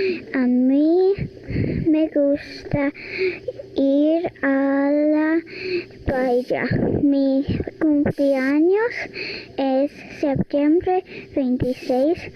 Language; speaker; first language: Spanish; non-native, learner; English